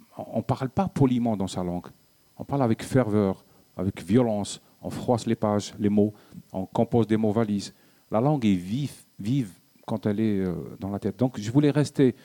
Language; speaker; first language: French; non-native, local second language; Arabic